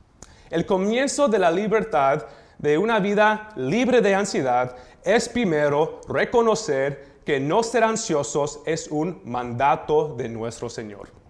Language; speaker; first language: Spanish; early bilingual, heritage; Spanish